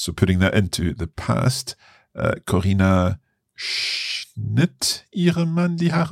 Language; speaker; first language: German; non-native, learner; English